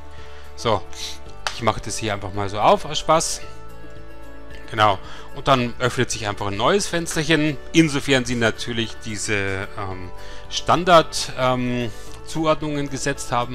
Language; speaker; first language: German; native; German